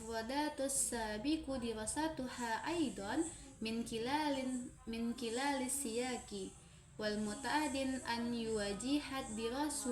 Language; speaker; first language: Arabic; non-native, learner; Indonesian